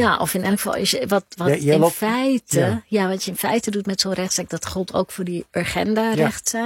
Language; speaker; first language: Dutch; native; Dutch